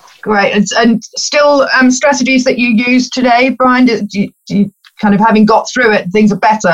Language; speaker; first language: English; native; English